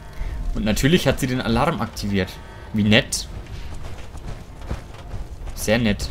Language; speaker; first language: German; native; German